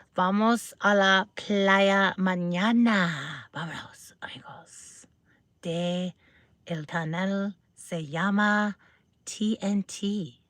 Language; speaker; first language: Spanish; non-native, learner; English